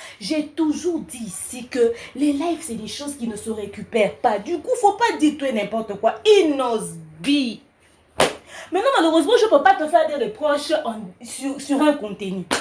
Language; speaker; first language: French; non-native, local second language; Lingala